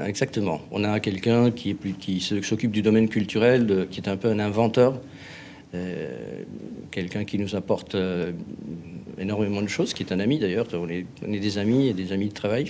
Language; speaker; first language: French; non-native, fluent; Spanish